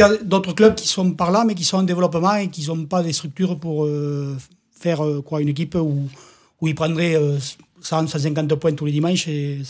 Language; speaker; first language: French; native; French